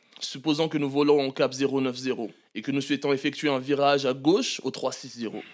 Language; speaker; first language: French; non-native, local second language; Malagasy